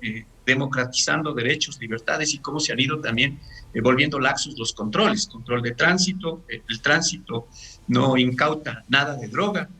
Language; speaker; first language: Spanish; native; Spanish